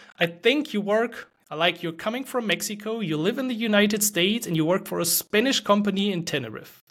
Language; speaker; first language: English; non-native, fluent; German